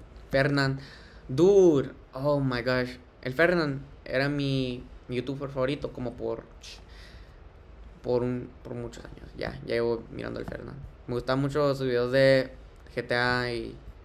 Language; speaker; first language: Spanish; early bilingual, heritage; Spanish